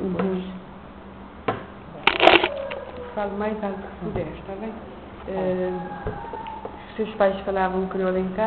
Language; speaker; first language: Portuguese; non-native, local second language; Kabuverdianu